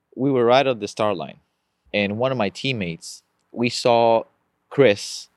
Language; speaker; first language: English; non-native, fluent; Spanish